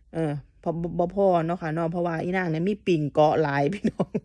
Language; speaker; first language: Thai; native; Thai